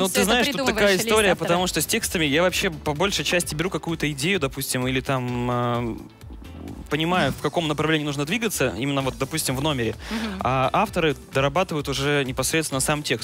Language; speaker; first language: Russian; native; Russian